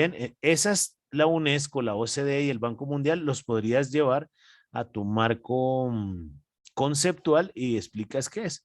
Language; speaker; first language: Spanish; native; Spanish